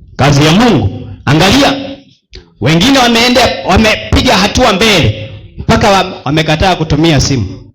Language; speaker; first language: Swahili; non-native, local second language; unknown